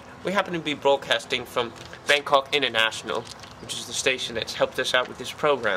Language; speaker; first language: English; native; English